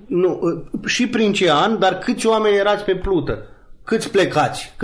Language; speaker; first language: Romanian; native; Romanian